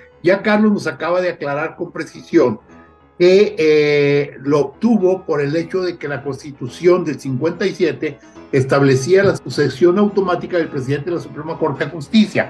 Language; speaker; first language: Spanish; native; Spanish